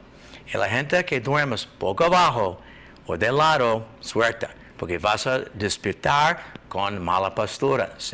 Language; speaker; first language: Spanish; non-native, learner; English